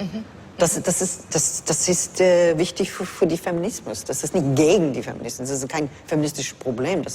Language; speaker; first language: German; non-native, fluent; English